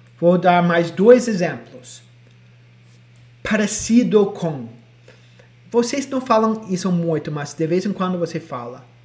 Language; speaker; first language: Portuguese; non-native, fluent; English